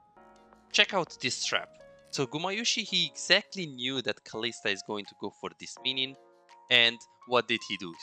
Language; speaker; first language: English; non-native, fluent; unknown